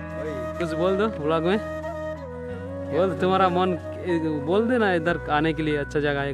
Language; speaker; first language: Hindi; non-native, local second language; Bangla